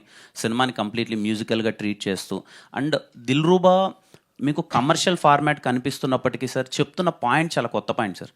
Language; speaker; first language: Telugu; native; Telugu